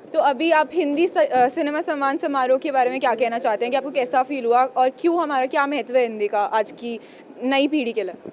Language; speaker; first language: Hindi; native; Hindi